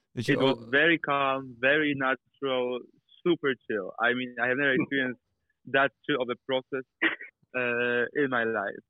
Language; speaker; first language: English; non-native, fluent; Polish